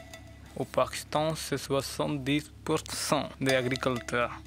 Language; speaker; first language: French; non-native, learner; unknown